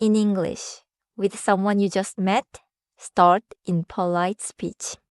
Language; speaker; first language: English; non-native, fluent; Korean